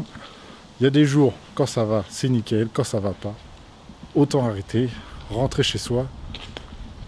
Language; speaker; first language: French; native; French